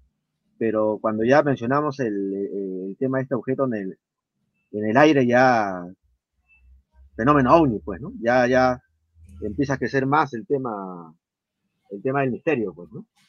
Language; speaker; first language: Spanish; native; Spanish